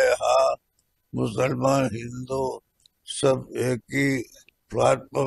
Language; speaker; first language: Hindi; non-native, local second language; Malayalam